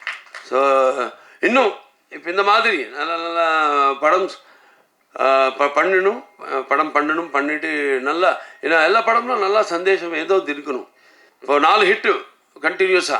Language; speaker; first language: Tamil; non-native, local second language; Telugu